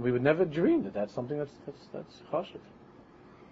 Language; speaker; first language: English; native; English